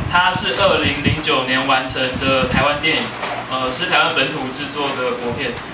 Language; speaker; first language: Chinese; native; Chinese